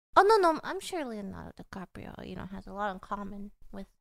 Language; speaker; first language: English; early bilingual, other home language; Korean